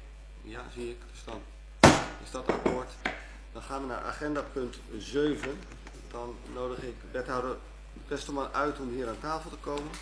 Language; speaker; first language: Dutch; native; Dutch